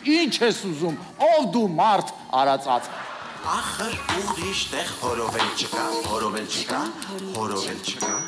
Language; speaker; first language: Armenian; native; Armenian